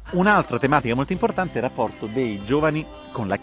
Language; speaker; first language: Italian; native; Italian